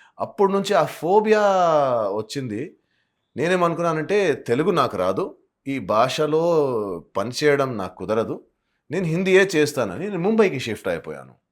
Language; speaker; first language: Telugu; non-native, local second language; Hindi